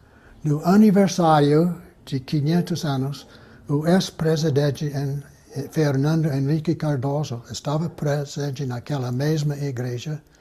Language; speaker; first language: Portuguese; non-native, fluent; English